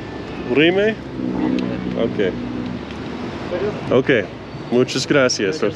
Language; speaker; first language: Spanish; non-native, learner; English